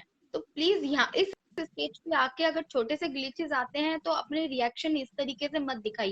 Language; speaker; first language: Hindi; native; Hindi